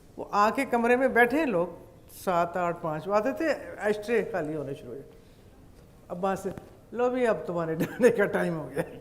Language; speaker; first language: Urdu; native; Urdu